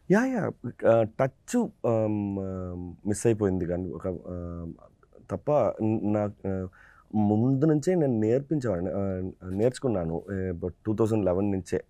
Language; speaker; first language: Telugu; non-native, fluent; Tamil